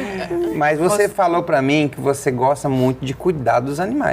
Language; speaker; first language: Portuguese; native; Portuguese